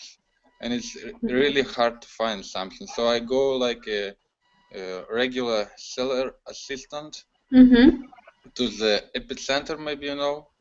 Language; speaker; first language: English; non-native, learner; Russian